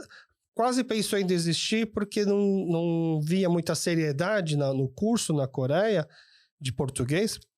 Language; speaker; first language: Portuguese; early bilingual, other home language; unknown